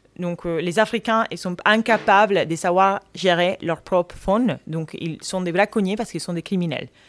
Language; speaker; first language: French; non-native, fluent; Spanish